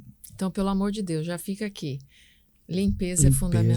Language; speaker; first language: Portuguese; native; Portuguese